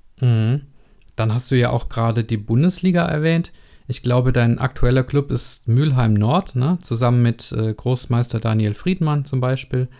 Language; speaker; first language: German; non-native, learner; Czech